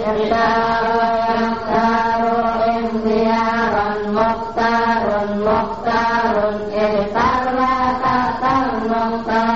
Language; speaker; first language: Arabic; non-native, learner; Indonesian